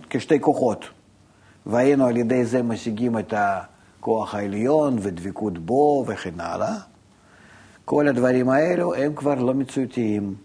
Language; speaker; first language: Hebrew; non-native, fluent; Russian